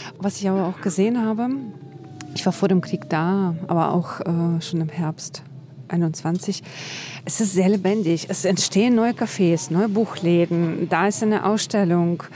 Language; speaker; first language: German; non-native, fluent; Ukrainian